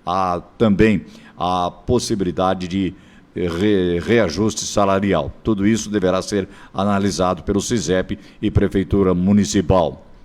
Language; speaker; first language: Portuguese; native; Portuguese